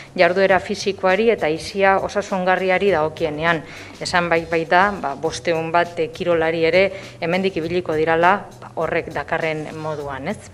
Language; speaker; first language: Basque; native; Basque